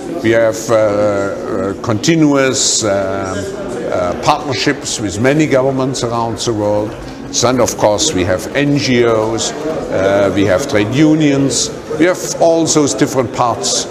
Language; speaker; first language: English; non-native, fluent; German